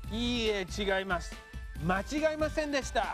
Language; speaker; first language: Japanese; non-native, fluent; English